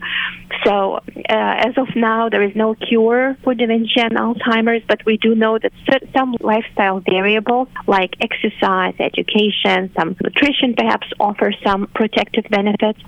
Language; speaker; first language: English; non-native, fluent; Romanian